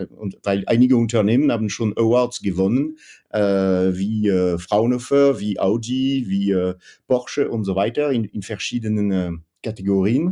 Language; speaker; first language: German; non-native, fluent; French